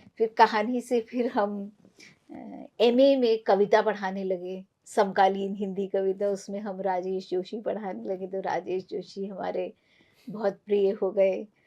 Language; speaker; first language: Hindi; non-native, local second language; Punjabi